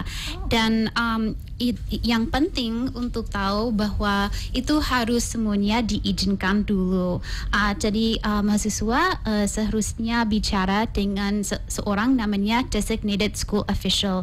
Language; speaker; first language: Indonesian; non-native, fluent; English